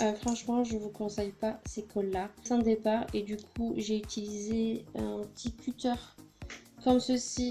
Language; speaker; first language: French; native; French